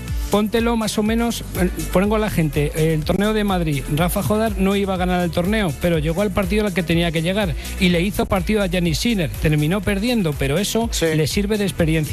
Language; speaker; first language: Spanish; native; Spanish